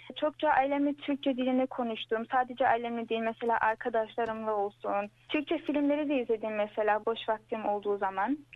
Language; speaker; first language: Turkish; early bilingual, heritage; Turkish